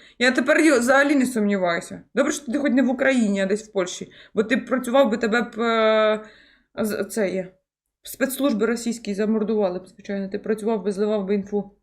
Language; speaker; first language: Ukrainian; native; Ukrainian